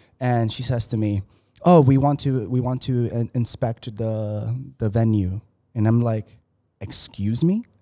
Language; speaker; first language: English; early bilingual, other home language; Spanish